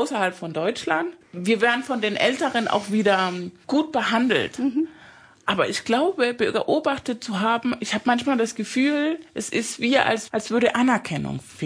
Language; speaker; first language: German; non-native, fluent; Spanish